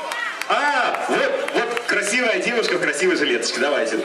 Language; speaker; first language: Russian; native; Russian